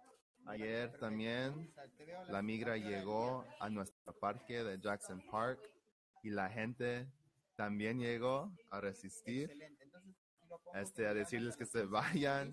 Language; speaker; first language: Spanish; early bilingual, heritage; Spanish